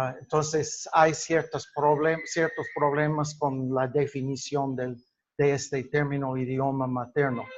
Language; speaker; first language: Spanish; non-native, fluent; English